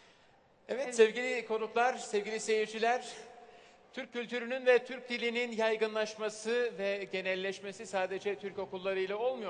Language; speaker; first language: Turkish; native; Turkish